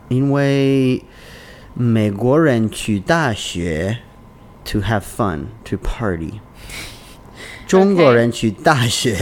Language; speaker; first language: Chinese; non-native, learner; English